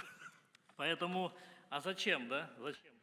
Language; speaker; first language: Russian; native; Russian